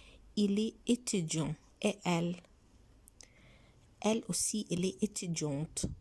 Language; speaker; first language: French; non-native, fluent; Arabic